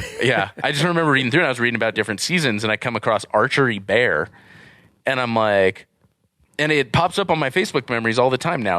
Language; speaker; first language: English; native; English